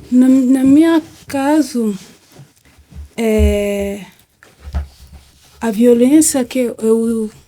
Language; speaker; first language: Portuguese; non-native, fluent; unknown